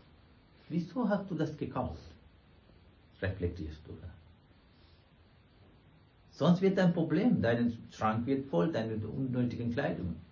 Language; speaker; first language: German; non-native, fluent; Sinhala